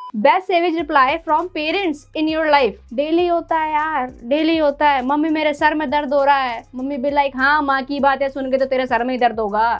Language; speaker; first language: Hindi; native; Hindi